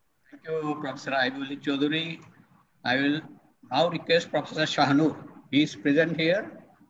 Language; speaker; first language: English; non-native, local second language; Bangla